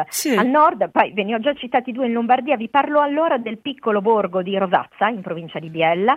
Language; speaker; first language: Italian; native; Italian